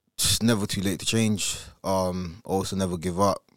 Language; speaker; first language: English; early bilingual, other home language; Italian